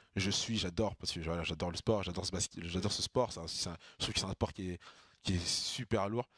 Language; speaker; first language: French; native; French